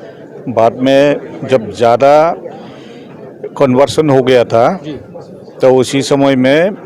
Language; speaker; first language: Hindi; non-native, local second language; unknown